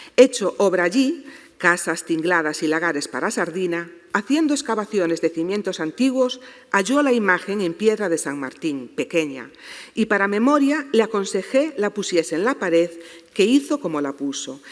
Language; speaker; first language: Spanish; non-native, local second language; Galician